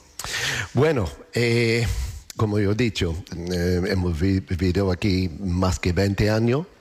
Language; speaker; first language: Spanish; non-native, learner; English